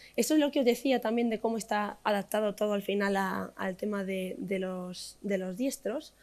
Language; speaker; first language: Spanish; native; Spanish